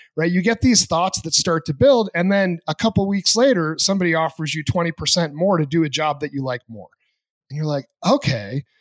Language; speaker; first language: English; native; English